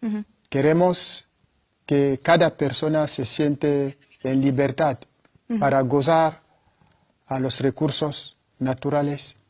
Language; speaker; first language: Spanish; non-native, fluent; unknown